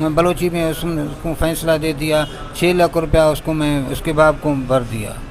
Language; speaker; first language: Hindi; non-native, local second language; Baluchi